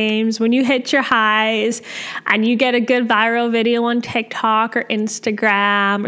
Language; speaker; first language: English; native; English